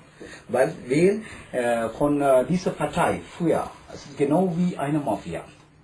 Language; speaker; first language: German; non-native, learner; Tamil